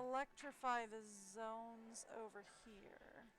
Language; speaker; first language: English; native; English